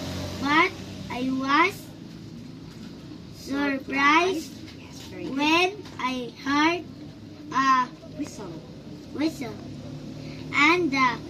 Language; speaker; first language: English; non-native, learner; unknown